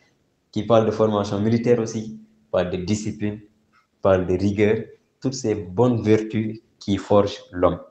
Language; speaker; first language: French; non-native, local second language; Wolof